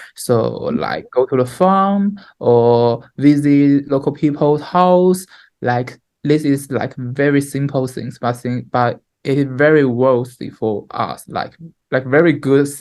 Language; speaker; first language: English; non-native, learner; Chinese